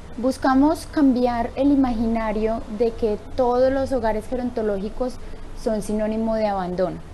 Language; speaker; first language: Spanish; native; Spanish